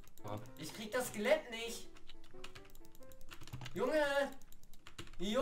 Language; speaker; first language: German; native; German